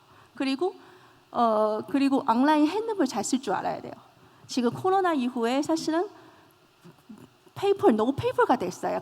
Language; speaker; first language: Korean; non-native, fluent; Chinese